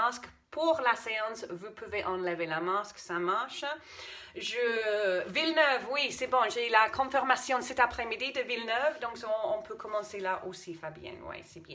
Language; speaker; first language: French; non-native, fluent; English